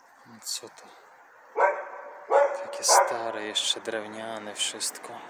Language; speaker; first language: Polish; non-native, fluent; Russian